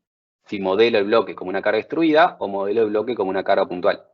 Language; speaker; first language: Spanish; native; Spanish